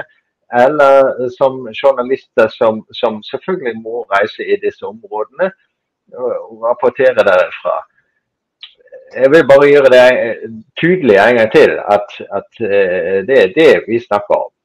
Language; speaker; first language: Norwegian; non-native, fluent; German